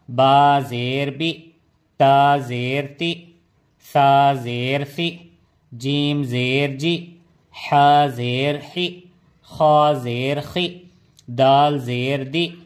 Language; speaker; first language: Urdu; native; Urdu